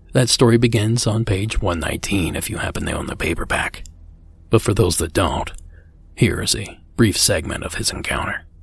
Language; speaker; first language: English; native; English